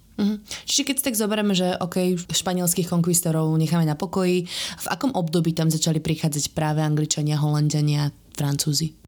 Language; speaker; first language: Slovak; native; Slovak